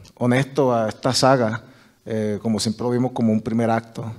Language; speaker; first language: Spanish; native; Spanish